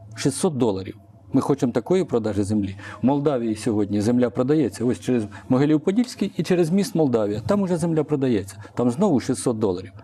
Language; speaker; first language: Ukrainian; non-native, local second language; Russian